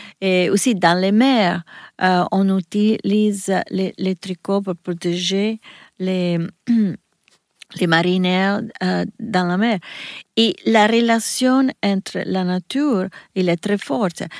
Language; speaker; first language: French; non-native, learner; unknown